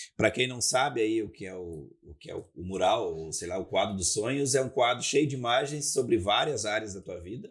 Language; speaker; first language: Portuguese; native; Portuguese